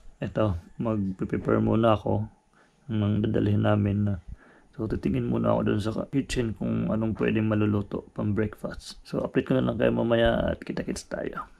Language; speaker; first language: Filipino; non-native, local second language; Cebuano